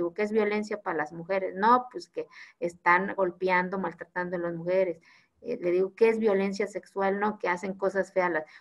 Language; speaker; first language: Spanish; non-native, local second language; Zapotec